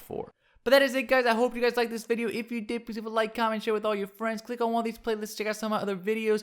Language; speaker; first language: English; native; English